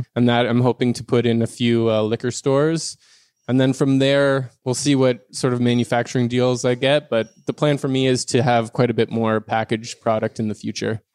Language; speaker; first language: English; non-native, fluent; French